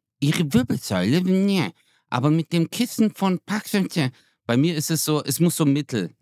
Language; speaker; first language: German; early bilingual, other home language; Turkish